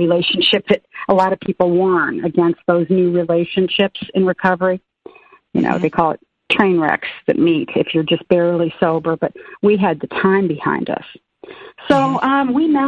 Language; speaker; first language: English; native; English